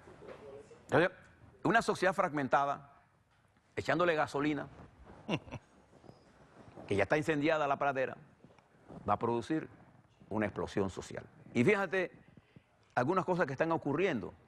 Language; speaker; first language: Spanish; native; Spanish